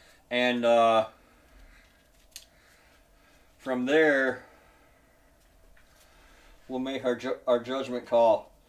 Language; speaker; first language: English; native; English